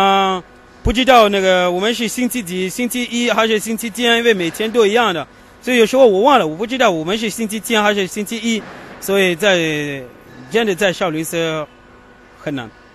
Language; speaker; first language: Chinese; non-native, learner; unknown